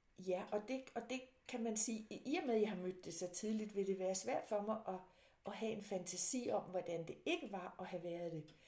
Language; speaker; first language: Danish; native; Danish